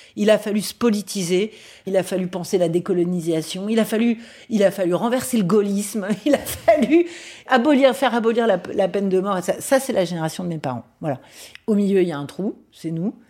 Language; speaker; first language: French; native; French